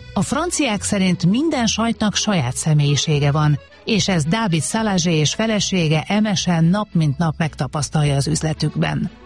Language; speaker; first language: Hungarian; native; Hungarian